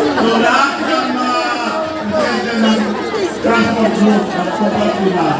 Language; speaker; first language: Filipino; non-native, local second language; Iloko